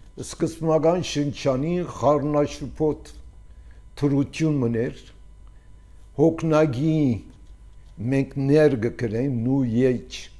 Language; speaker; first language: Armenian; early bilingual, heritage; Armenian